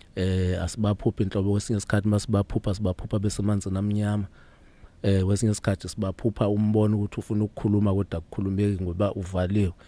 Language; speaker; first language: Zulu; native; Zulu